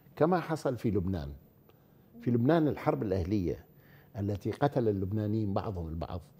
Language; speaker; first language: Arabic; native; Arabic